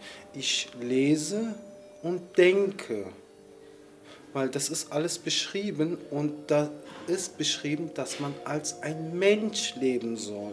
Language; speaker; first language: German; early bilingual, other home language; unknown